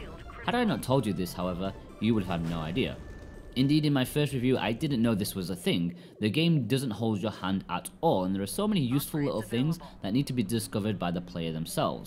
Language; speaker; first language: English; native; English